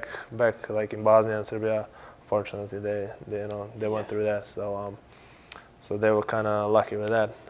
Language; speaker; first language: English; non-native, fluent; Slovenian